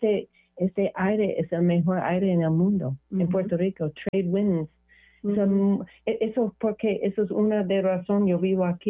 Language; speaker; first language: Spanish; non-native, learner; English